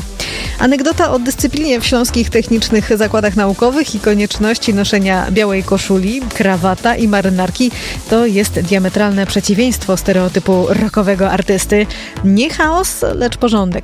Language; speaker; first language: Polish; native; Polish